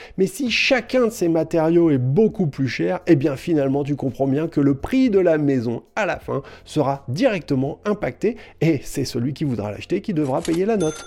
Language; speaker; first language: French; native; French